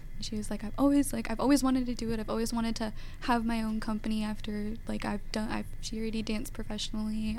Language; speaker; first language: English; native; English